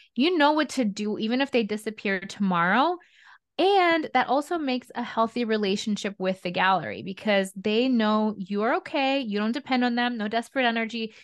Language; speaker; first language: English; early bilingual, other home language; Russian